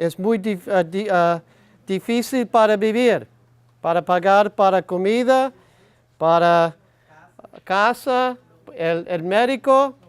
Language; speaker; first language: Spanish; non-native, learner; English